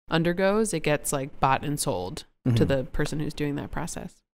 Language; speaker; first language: English; native; English